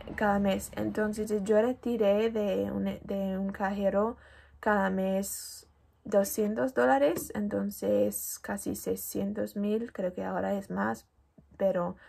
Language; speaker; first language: Spanish; non-native, fluent; English